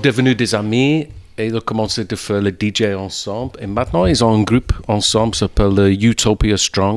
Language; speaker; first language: French; non-native, fluent; English